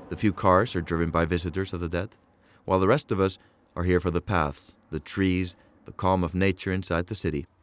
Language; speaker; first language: English; non-native, fluent; Icelandic